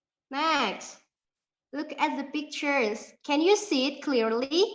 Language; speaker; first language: English; non-native, fluent; Indonesian